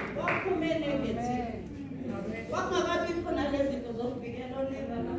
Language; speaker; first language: Zulu; non-native, local second language; Southern Sotho